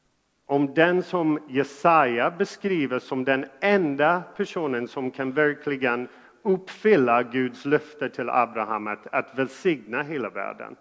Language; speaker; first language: Swedish; non-native, fluent; English